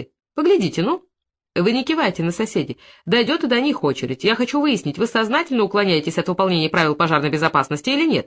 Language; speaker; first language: Russian; native; Russian